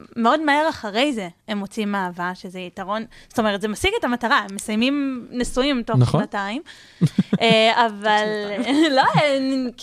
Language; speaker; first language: Hebrew; early bilingual, other home language; English